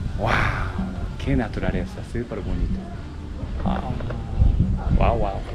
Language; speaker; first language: Spanish; non-native, learner; Japanese